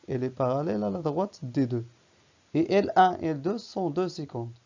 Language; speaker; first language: French; non-native, local second language; Arabic